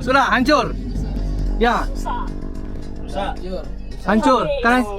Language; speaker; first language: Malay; non-native, local second language; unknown